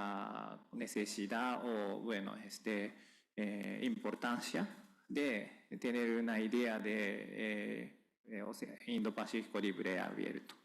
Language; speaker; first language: Spanish; non-native, fluent; Japanese